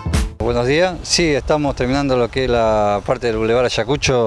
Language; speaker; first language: Spanish; native; Spanish